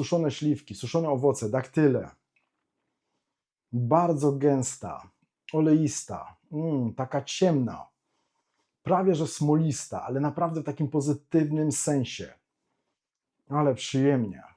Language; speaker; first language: Polish; native; Polish